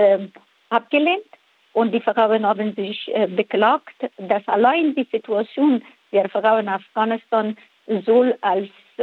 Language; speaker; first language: German; non-native, fluent; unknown